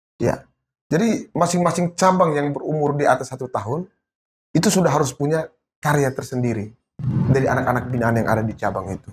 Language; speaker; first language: Indonesian; non-native, local second language; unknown